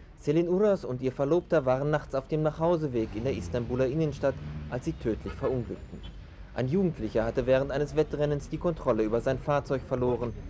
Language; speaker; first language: German; native; German